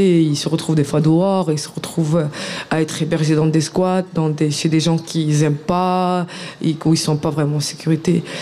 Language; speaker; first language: French; non-native, local second language; Arabic